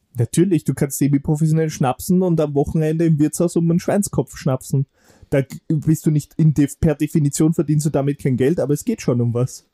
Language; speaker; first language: German; native; German